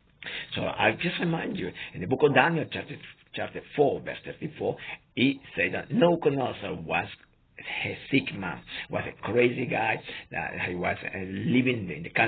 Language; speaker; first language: English; non-native, fluent; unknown